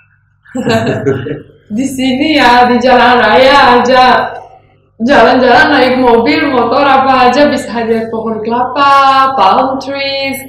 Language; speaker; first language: Indonesian; non-native, fluent; Romanian